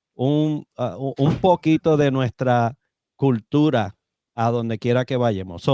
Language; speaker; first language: Spanish; early bilingual, heritage; Spanish